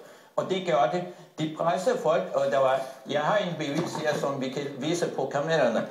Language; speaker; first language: Danish; non-native, fluent; Turkish